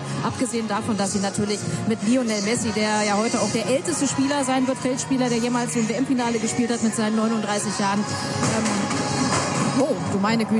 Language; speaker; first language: German; native; German